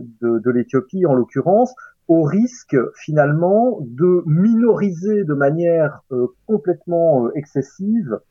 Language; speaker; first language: French; native; French